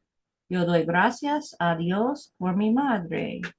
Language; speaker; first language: Spanish; non-native, fluent; English